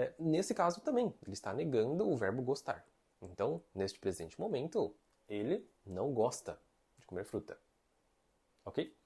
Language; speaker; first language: Portuguese; non-native, fluent; Chinese